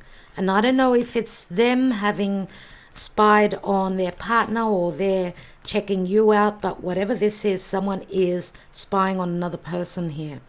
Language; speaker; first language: English; native; English